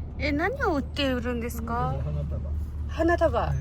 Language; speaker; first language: Japanese; non-native, fluent; Mongolian